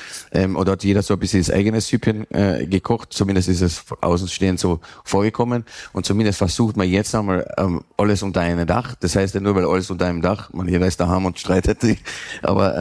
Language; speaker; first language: German; native; German